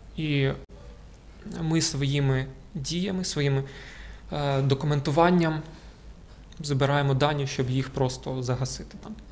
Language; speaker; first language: Ukrainian; non-native, local second language; Russian